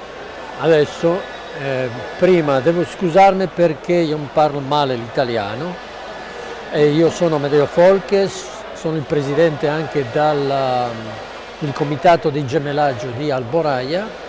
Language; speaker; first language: Italian; non-native, learner; Spanish